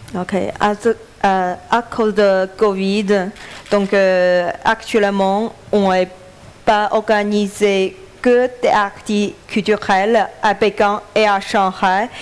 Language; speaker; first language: French; non-native, learner; Chinese